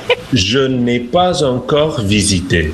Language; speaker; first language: French; non-native, fluent; English